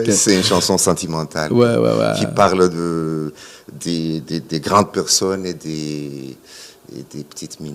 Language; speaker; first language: French; non-native, local second language; Malagasy